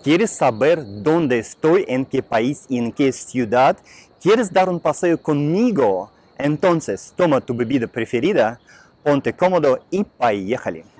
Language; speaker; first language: Spanish; non-native, fluent; Russian